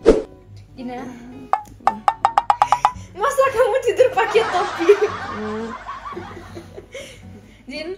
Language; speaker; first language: Indonesian; non-native, fluent; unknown